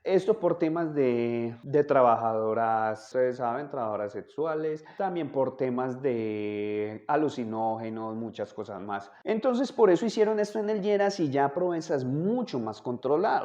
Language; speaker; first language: Spanish; native; Spanish